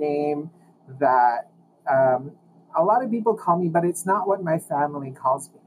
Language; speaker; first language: English; non-native, local second language; Filipino